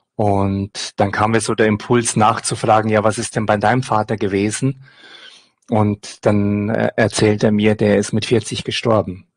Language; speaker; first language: German; native; German